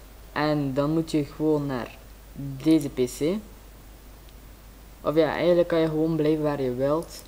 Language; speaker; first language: Dutch; native; Dutch